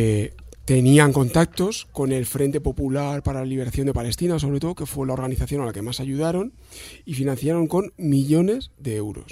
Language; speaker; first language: Spanish; native; Spanish